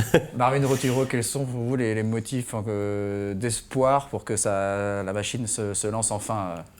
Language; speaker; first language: French; native; French